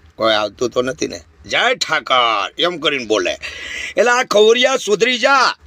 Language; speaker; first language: Gujarati; native; Gujarati